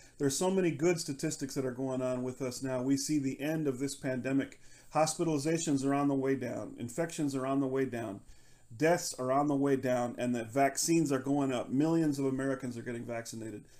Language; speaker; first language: English; native; English